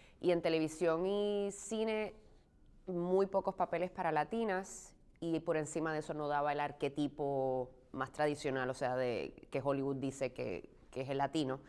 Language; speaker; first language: Spanish; native; Spanish